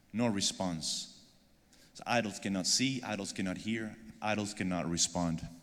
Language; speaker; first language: English; non-native, fluent; Spanish